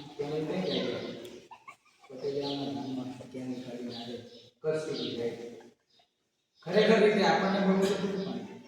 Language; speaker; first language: Gujarati; non-native, local second language; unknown